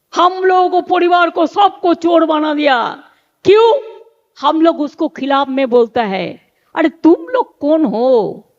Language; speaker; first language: Hindi; non-native, local second language; Bangla